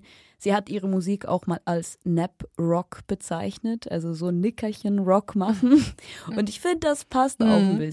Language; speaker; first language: German; native; German